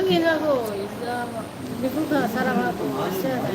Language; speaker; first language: Korean; non-native, learner; Vietnamese